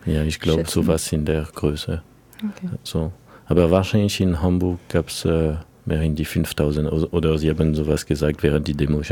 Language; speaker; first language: German; non-native, fluent; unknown